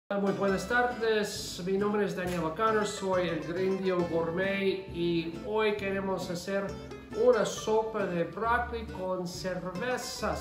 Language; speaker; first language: Spanish; non-native, fluent; English